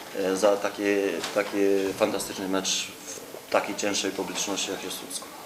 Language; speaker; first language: Polish; non-native, learner; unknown